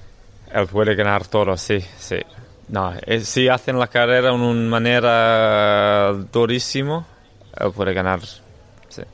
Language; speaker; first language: Spanish; non-native, learner; English